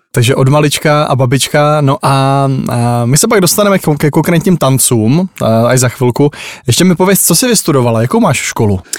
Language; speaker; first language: Czech; native; Czech